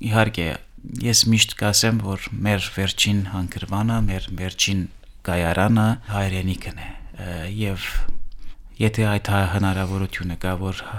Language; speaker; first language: Armenian; early bilingual, heritage; Armenian